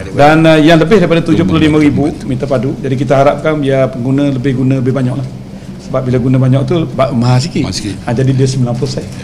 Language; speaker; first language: Malay; native; Malay